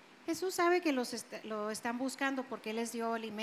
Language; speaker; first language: Spanish; native; Spanish